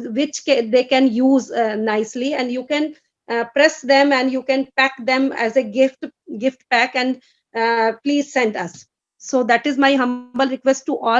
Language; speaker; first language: English; non-native, fluent; Hindi